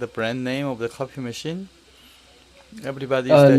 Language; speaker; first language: English; non-native, learner; Korean